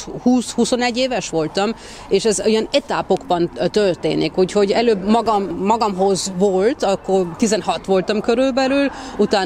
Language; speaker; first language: Hungarian; early bilingual, heritage; Hungarian